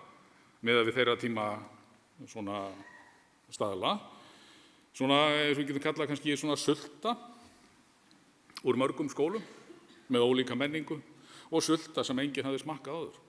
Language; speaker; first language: Icelandic; native; Icelandic